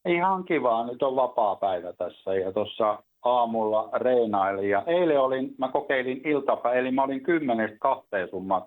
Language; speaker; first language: Finnish; native; Finnish